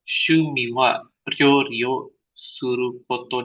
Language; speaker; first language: Japanese; non-native, learner; Indonesian